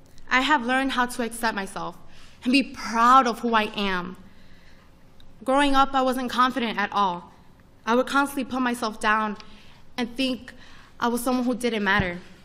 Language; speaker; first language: English; early bilingual, other home language; Spanish